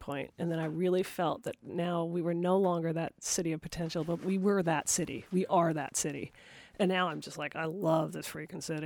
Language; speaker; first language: English; native; English